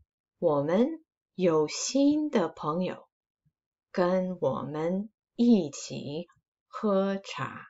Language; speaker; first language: Chinese; non-native, fluent; English